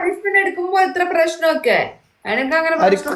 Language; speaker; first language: Malayalam; native; Malayalam